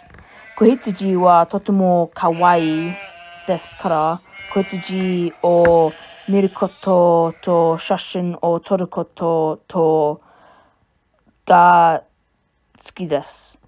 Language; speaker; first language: Japanese; non-native, learner; English